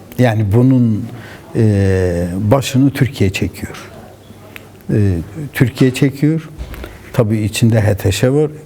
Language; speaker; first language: Turkish; non-native, local second language; Kurdish